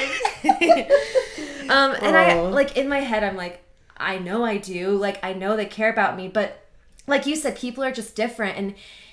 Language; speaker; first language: English; native; English